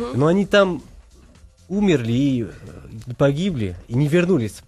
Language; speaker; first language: Russian; non-native, fluent; Portuguese